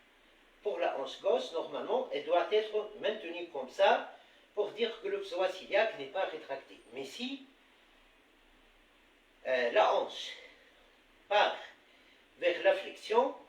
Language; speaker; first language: French; non-native, local second language; Arabic